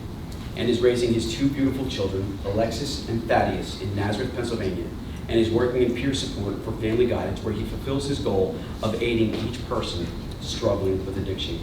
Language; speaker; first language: English; native; English